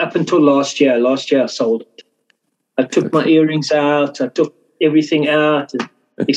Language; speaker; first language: English; native; English